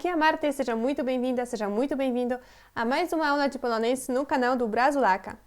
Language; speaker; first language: Portuguese; non-native, fluent; Polish